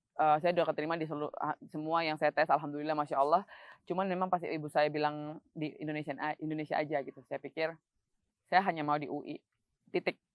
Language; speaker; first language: Indonesian; native; Indonesian